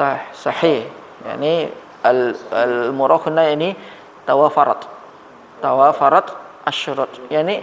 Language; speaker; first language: Arabic; non-native, fluent; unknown